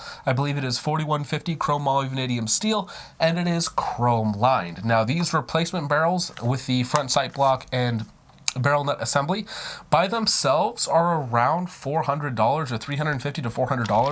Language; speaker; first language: English; native; English